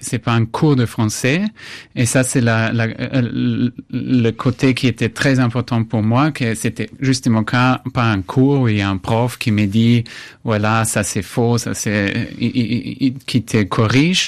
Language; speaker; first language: French; non-native, fluent; German